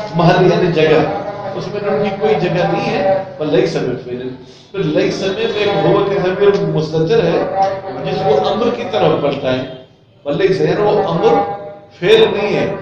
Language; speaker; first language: Urdu; non-native, local second language; Sindhi